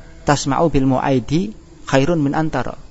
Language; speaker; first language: Arabic; non-native, fluent; Indonesian